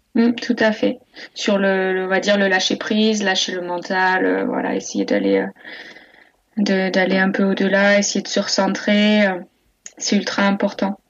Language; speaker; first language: French; native; French